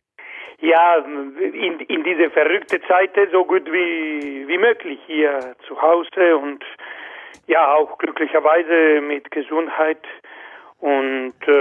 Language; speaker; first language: German; non-native, fluent; Spanish